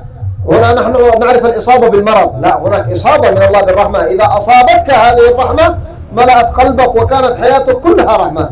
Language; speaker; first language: Arabic; native; Arabic